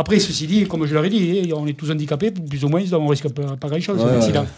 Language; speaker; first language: French; native; French